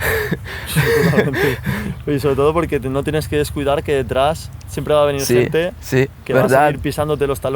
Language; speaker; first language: Spanish; native; Spanish